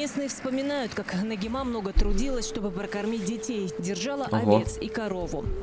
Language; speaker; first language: Russian; native; Russian